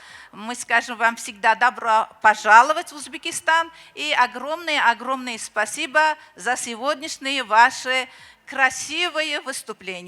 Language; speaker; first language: Russian; non-native, local second language; Uzbek